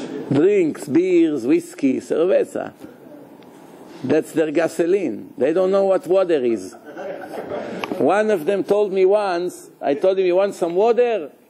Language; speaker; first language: English; non-native, fluent; Hebrew